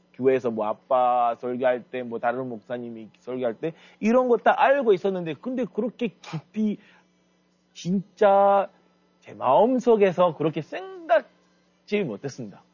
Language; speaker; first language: Korean; non-native, fluent; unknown